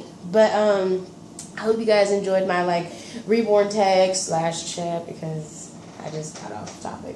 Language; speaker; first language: English; native; English